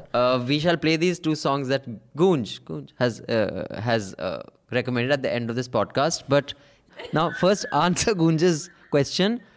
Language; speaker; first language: English; non-native, local second language; Punjabi